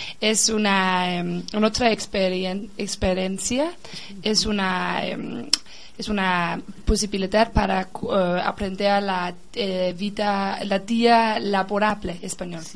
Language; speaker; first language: Spanish; non-native, learner; Danish